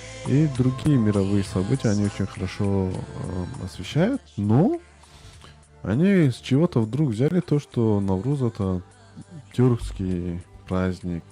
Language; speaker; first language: Russian; non-native, local second language; Tajik